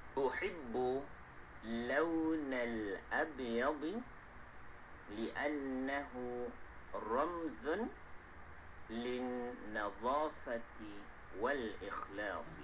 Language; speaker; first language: Arabic; non-native, fluent; Malay